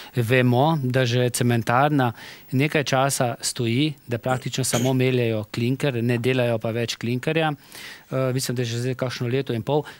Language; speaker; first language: Slovenian; native; Slovenian